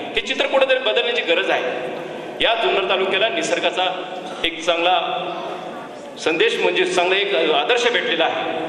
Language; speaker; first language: Marathi; native; Marathi